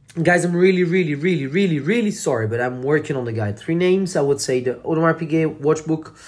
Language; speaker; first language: English; non-native, fluent; Italian